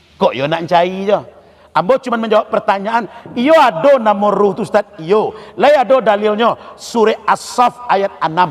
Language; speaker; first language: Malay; non-native, local second language; Minangkabau